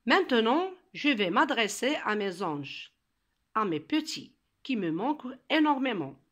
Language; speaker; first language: French; non-native, local second language; Arabic